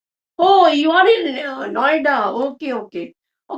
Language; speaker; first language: English; non-native, local second language; Hindi